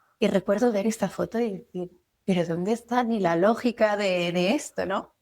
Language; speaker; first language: Spanish; non-native, fluent; French